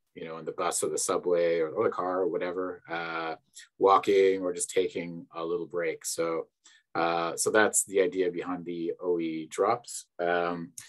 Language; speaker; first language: English; native; English